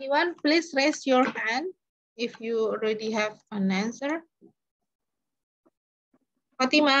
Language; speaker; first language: English; non-native, learner; Indonesian